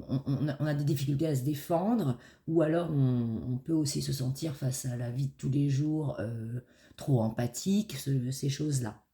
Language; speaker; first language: French; native; French